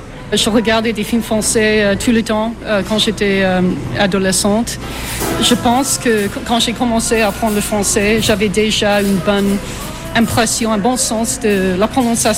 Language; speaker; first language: French; non-native, fluent; English